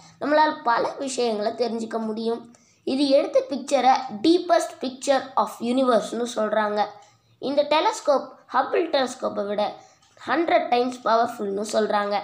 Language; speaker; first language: Tamil; native; Tamil